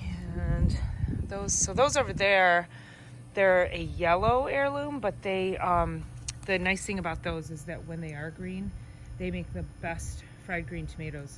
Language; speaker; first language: English; native; English